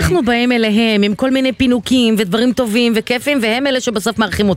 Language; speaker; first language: Hebrew; native; Hebrew